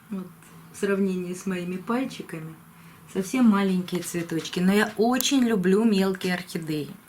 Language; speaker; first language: Russian; native; Russian